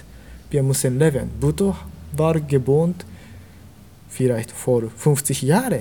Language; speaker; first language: German; non-native, learner; Japanese